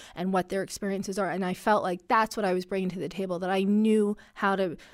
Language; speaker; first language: English; early bilingual, other home language; Arabic